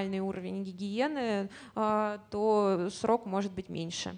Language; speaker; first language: Russian; native; Russian